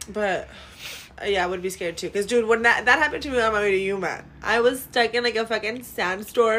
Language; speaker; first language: English; early bilingual, other home language; Spanish